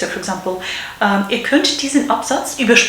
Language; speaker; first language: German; non-native, fluent; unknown